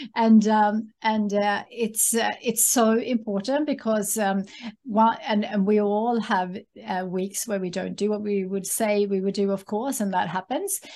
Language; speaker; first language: English; non-native, fluent; Swedish